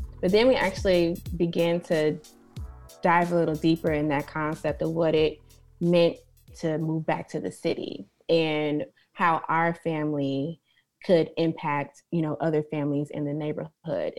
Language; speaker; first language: English; native; English